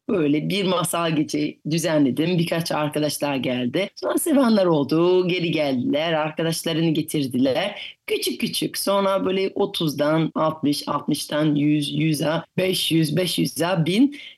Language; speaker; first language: Turkish; non-native, fluent; French